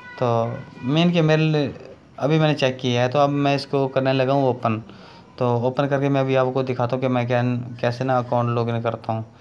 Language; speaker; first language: Urdu; native; Urdu